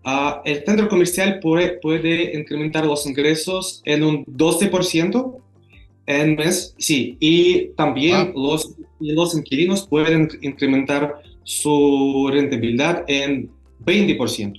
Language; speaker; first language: Spanish; non-native, fluent; Russian